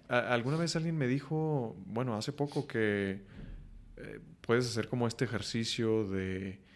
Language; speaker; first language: Spanish; native; Spanish